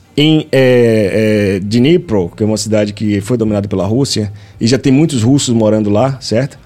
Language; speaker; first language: Portuguese; native; Portuguese